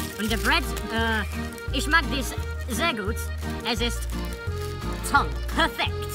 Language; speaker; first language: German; non-native, learner; English